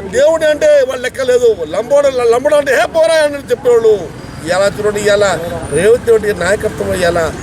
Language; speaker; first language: Telugu; non-native, local second language; Lambadi